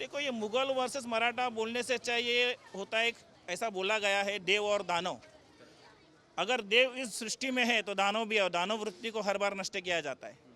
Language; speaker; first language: Hindi; native; Hindi